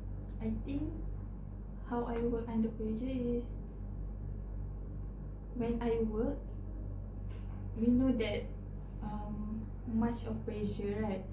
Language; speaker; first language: English; non-native, learner; Malay